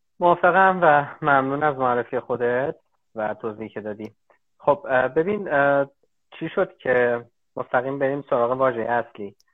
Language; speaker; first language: Persian; native; Persian